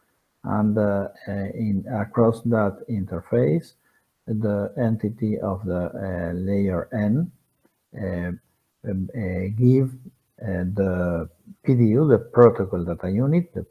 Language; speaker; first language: English; non-native, fluent; Spanish